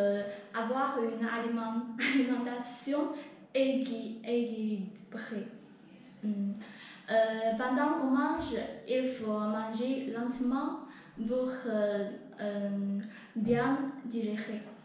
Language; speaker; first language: French; non-native, learner; Chinese